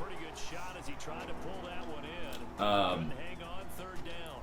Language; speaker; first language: English; native; English